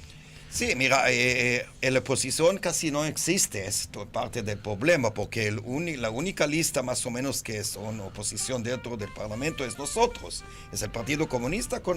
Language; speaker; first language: Spanish; non-native, fluent; Hebrew